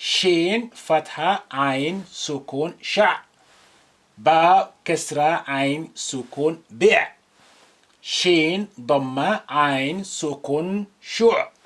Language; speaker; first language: Arabic; non-native, fluent; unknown